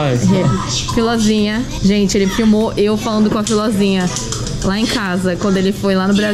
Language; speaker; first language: Portuguese; native; Portuguese